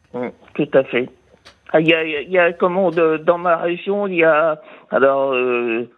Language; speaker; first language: French; native; French